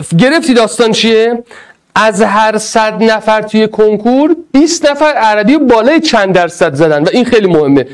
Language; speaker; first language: Persian; non-native, local second language; Arabic